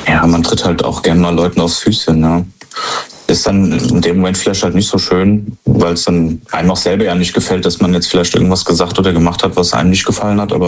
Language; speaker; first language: German; native; German